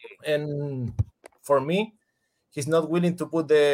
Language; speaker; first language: English; non-native, fluent; Spanish